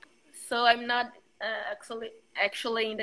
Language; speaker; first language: English; non-native, fluent; Portuguese